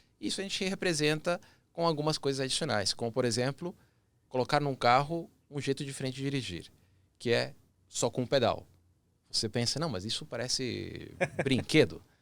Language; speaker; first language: Portuguese; early bilingual, other home language; Spanish